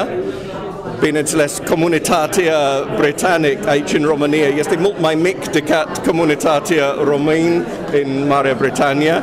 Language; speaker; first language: Romanian; non-native, fluent; English